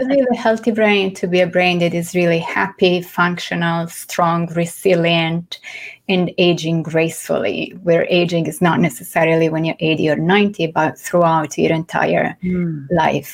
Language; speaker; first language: English; non-native, fluent; Italian